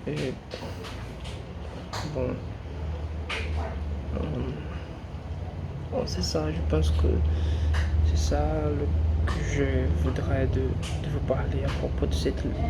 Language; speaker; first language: French; non-native, learner; Portuguese